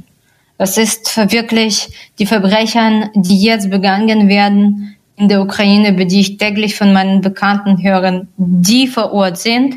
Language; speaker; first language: German; non-native, fluent; Russian